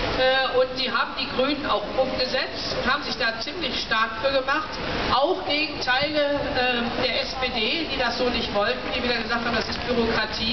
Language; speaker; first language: German; native; German